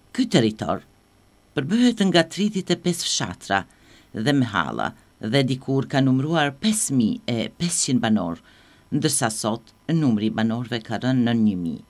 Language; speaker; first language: Albanian; native; Albanian